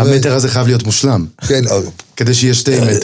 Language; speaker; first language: Hebrew; native; Hebrew